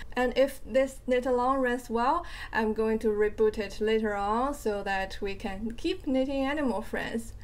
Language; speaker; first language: English; non-native, fluent; Chinese